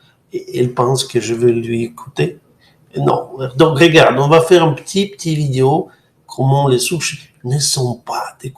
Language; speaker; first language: French; non-native, fluent; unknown